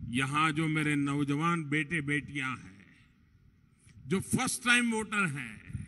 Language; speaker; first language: Hindi; non-native, local second language; Gujarati